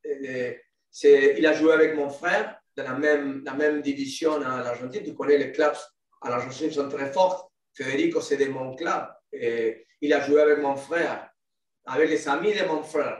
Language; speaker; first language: French; non-native, learner; Spanish